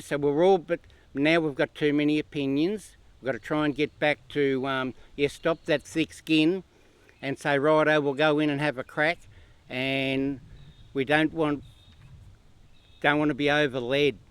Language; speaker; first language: English; native; English